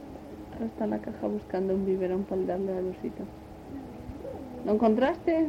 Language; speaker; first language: Spanish; native; Spanish